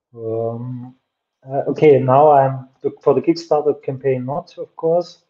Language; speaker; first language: English; non-native, fluent; German